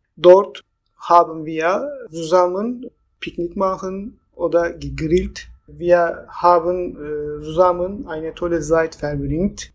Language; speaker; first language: German; non-native, learner; Turkish